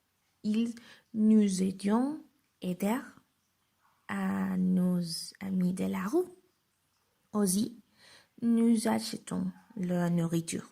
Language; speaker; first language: French; non-native, learner; Spanish